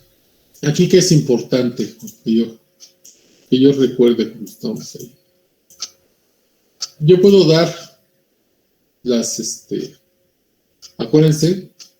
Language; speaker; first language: Spanish; native; Spanish